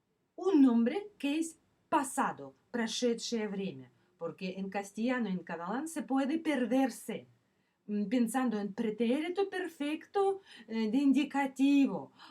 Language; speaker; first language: Spanish; non-native, fluent; Russian